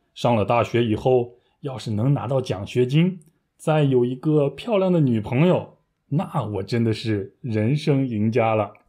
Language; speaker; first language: Chinese; native; Chinese